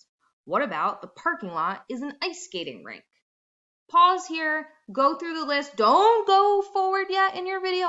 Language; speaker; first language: English; native; English